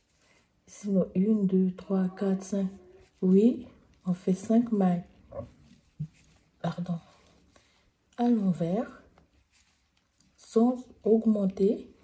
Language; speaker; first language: French; native; French